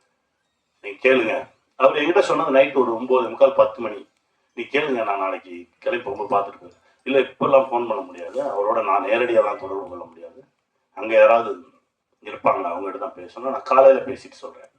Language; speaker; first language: Tamil; native; Tamil